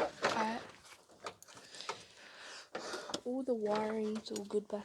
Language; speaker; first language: English; native; English